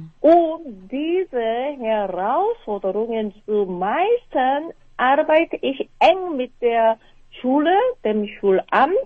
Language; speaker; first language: German; non-native, fluent; Korean